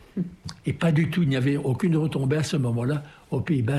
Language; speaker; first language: French; native; French